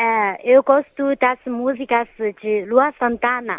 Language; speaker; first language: Portuguese; non-native, fluent; Chinese